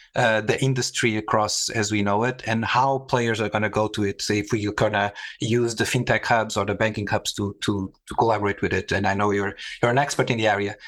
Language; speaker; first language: English; non-native, fluent; Portuguese